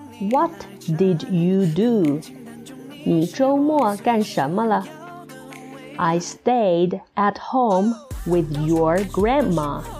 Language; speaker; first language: English; non-native, fluent; Chinese